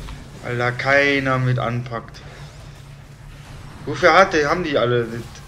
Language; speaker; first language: German; native; German